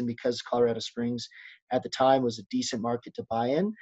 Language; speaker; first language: English; native; English